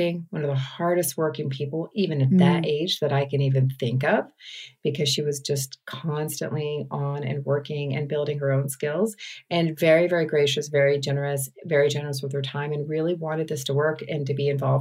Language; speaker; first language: English; native; English